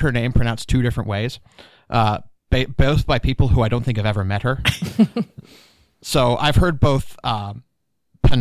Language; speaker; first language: English; native; English